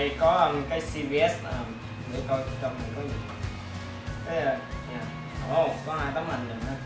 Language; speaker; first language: Vietnamese; early bilingual, other home language; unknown